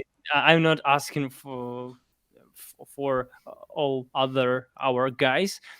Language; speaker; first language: English; non-native, fluent; Russian